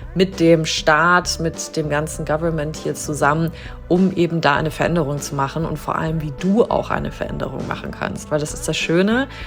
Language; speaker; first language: German; native; German